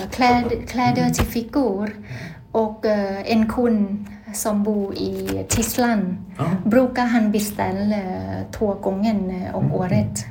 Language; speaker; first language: Swedish; non-native, learner; Thai